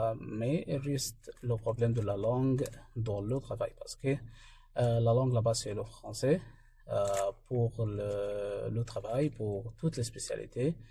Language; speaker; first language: French; non-native, fluent; Arabic